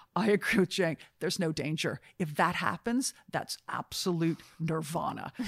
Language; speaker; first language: English; native; English